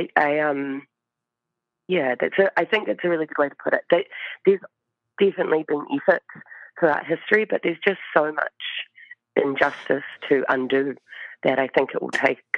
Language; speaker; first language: English; native; English